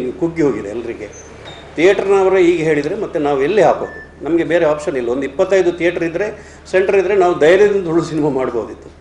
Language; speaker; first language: Kannada; non-native, local second language; Tulu